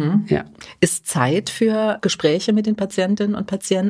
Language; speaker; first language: German; native; German